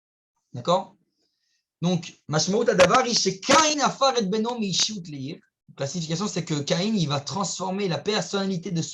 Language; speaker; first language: French; native; French